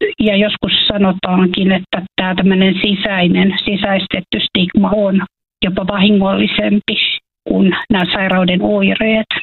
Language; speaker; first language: Finnish; native; Finnish